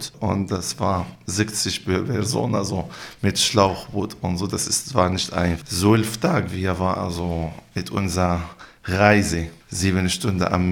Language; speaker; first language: German; non-native, learner; Arabic